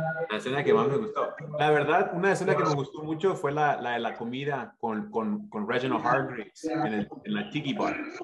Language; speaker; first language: Spanish; early bilingual, other home language; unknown